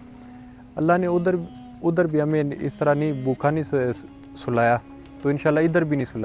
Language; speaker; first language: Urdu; early bilingual, other home language; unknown